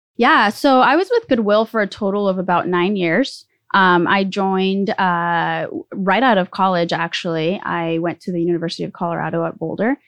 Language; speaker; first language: English; early bilingual, other home language; Spanish